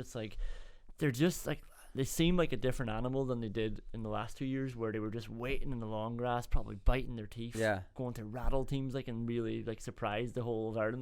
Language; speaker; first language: English; native; English